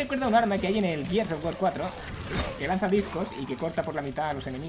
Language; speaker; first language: Spanish; native; Spanish